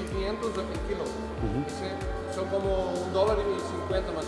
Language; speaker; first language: Spanish; non-native, learner; Portuguese